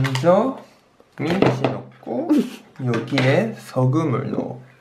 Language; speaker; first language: Korean; non-native, learner; Japanese